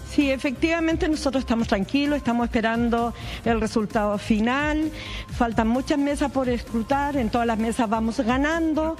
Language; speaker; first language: Spanish; native; Spanish